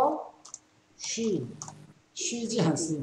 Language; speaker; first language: Korean; native; Korean